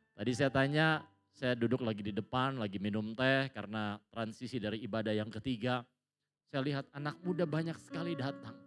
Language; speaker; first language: Indonesian; native; Indonesian